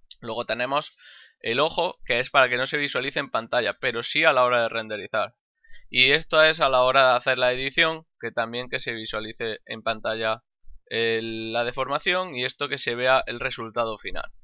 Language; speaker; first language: Spanish; native; Spanish